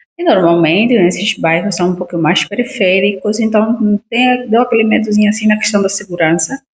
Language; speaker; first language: Portuguese; native; Portuguese